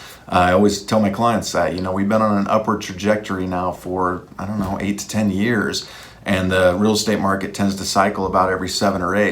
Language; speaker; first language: English; native; English